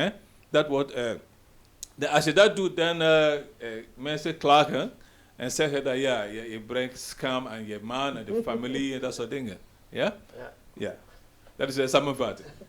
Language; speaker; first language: Dutch; non-native, learner; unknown